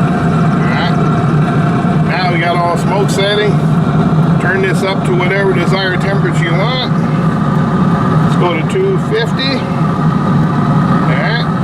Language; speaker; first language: English; native; English